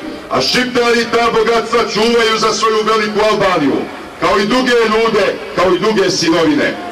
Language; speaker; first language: Bosnian; native; Bosnian